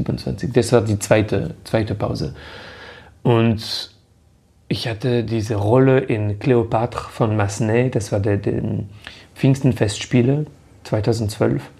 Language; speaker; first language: German; non-native, fluent; French